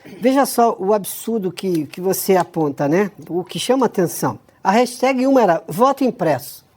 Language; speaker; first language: Portuguese; native; Portuguese